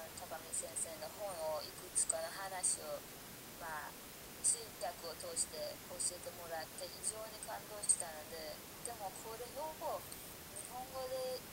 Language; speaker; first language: Japanese; non-native, fluent; Persian